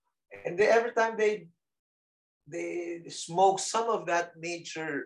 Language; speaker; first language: English; non-native, local second language; Cebuano